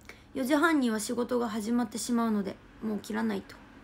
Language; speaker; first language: Japanese; native; Japanese